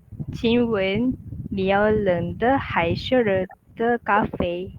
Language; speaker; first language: Chinese; non-native, learner; Malay